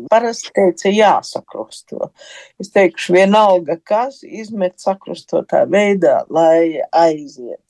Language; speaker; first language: Latvian; native; Latvian